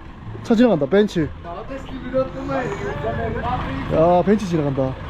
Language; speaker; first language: Korean; native; Korean